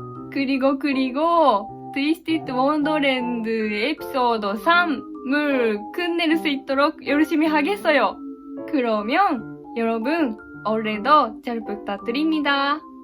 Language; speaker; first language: Korean; non-native, learner; Japanese